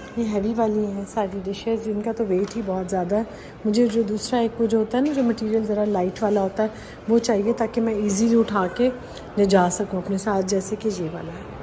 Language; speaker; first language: Urdu; non-native, local second language; Punjabi